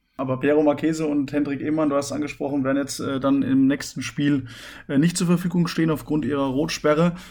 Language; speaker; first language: German; native; German